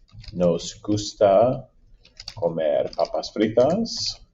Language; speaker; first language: Spanish; non-native, fluent; English